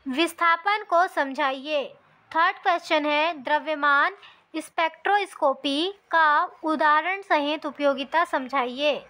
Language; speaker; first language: Hindi; native; Hindi